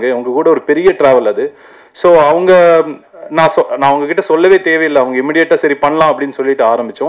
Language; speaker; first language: Tamil; native; Tamil